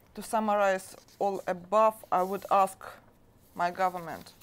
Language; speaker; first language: English; non-native, learner; Russian